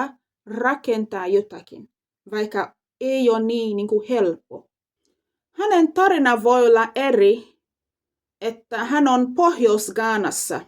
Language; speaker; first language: Finnish; non-native, fluent; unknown